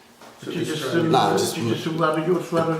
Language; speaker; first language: Welsh; native; Welsh